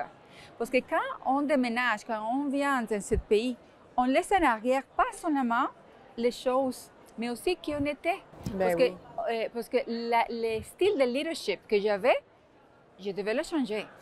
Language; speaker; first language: French; non-native, fluent; Spanish